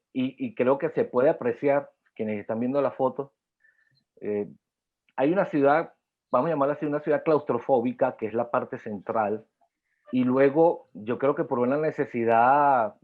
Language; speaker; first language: Spanish; native; Spanish